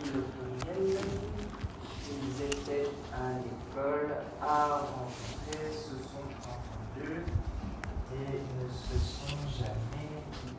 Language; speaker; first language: French; non-native, fluent; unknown